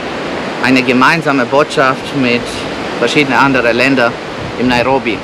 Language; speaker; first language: German; non-native, fluent; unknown